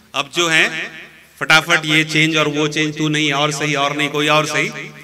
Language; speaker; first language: Urdu; native; Urdu